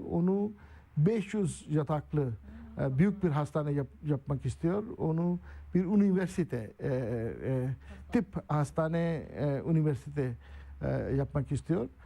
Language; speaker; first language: Turkish; non-native, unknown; Urdu